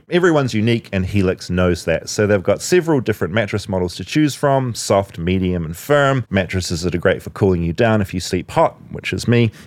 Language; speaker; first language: English; native; English